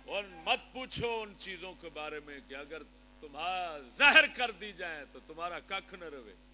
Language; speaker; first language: Urdu; non-native, local second language; Punjabi